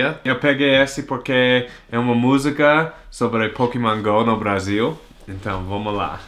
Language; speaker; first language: Portuguese; non-native, learner; English